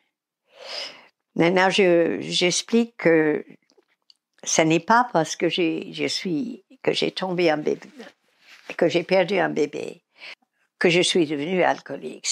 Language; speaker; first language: French; non-native, fluent; English